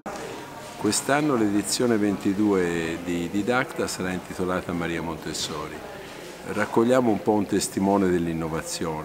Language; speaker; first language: Italian; native; Italian